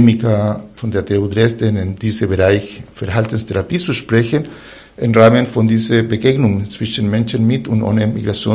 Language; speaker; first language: German; non-native, fluent; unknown